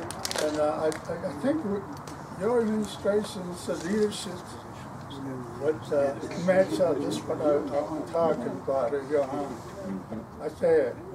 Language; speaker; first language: English; non-native, local second language; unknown